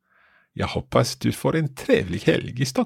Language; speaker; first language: Swedish; non-native, learner; English